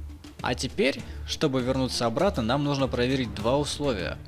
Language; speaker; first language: Russian; native; Russian